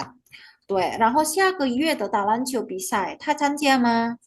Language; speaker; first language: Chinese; non-native, fluent; Indonesian